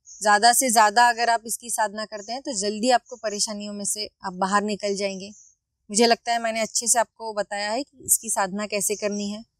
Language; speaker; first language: Hindi; non-native, local second language; Marathi